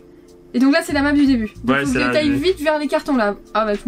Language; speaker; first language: French; native; French